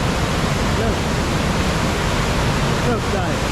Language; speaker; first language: English; non-native, fluent; Somali